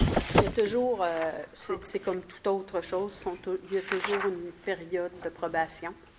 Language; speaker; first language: French; native; French